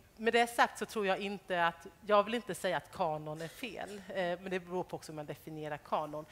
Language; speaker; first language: Swedish; native; Swedish